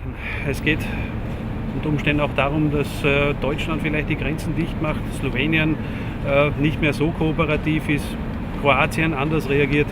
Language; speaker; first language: German; native; German